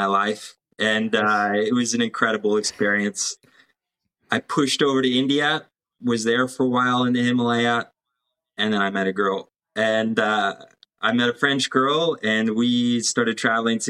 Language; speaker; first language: English; native; English